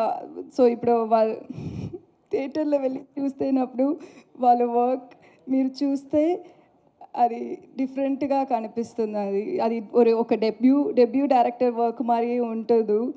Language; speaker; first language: Telugu; non-native, learner; Tamil